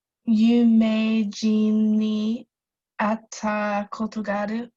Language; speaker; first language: Japanese; non-native, learner; English